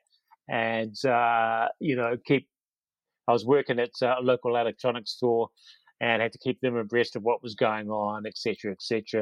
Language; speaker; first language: English; native; English